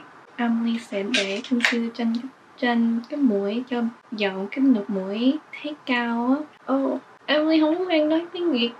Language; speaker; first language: Vietnamese; early bilingual, heritage; English